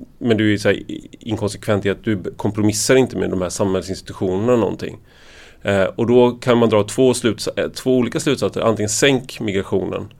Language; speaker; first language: Swedish; native; Swedish